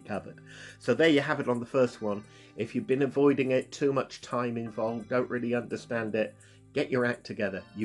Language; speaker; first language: English; native; English